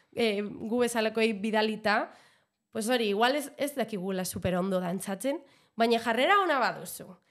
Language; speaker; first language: Basque; non-native, local second language; Spanish